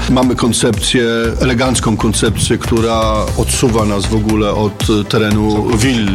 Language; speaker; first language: Polish; native; Polish